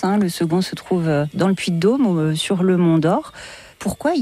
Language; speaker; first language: French; native; French